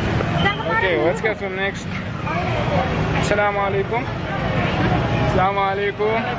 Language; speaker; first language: Indonesian; non-native, learner; Kazakh